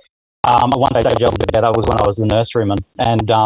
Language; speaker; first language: English; native; English